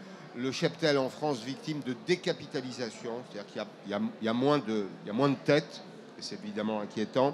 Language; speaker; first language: French; native; French